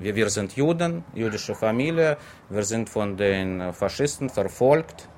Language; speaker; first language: German; non-native, fluent; Russian